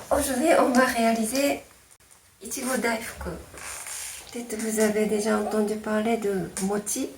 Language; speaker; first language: French; non-native, fluent; Japanese